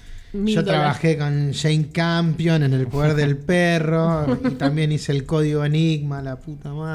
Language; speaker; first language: Spanish; native; Spanish